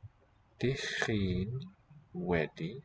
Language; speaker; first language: Welsh; non-native, learner; English